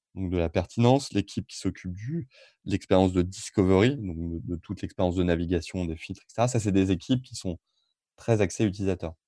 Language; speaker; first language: French; native; French